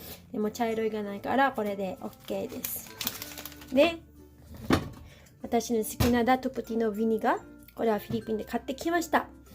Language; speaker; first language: Japanese; non-native, fluent; Filipino